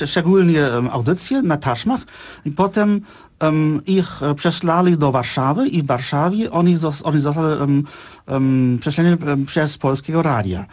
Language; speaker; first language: Polish; non-native, fluent; German